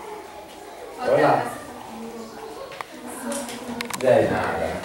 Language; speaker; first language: Spanish; non-native, learner; English